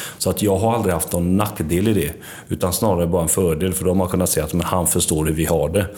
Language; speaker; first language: Swedish; early bilingual, other home language; Albanian